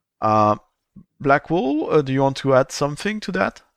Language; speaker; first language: English; non-native, fluent; French